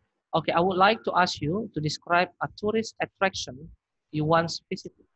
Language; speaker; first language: English; non-native, fluent; Indonesian